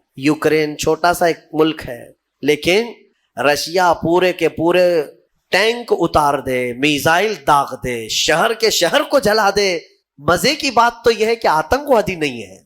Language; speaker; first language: Urdu; native; Urdu